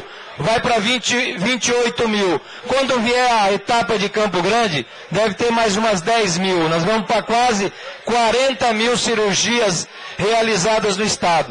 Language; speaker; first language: Portuguese; native; Portuguese